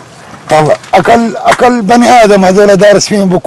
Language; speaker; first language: Arabic; native; Arabic